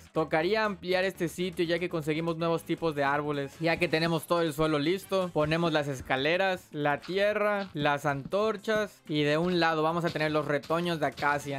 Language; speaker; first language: Spanish; native; Spanish